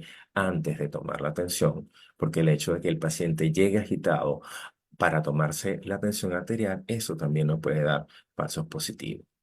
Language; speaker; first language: Spanish; native; Spanish